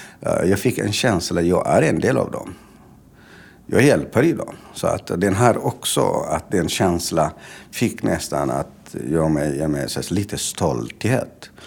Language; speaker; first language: Swedish; non-native, fluent; Tigrinya